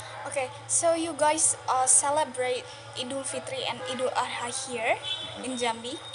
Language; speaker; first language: English; non-native, local second language; Indonesian